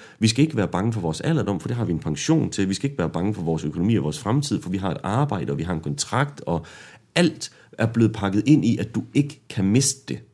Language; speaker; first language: Danish; native; Danish